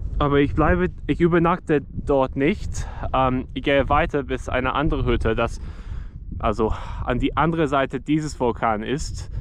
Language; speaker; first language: German; non-native, learner; English